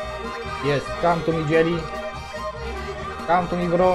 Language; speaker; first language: English; non-native, learner; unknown